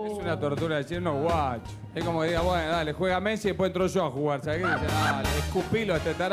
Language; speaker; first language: Spanish; native; Spanish